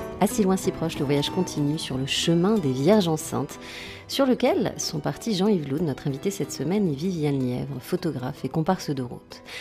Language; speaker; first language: French; native; French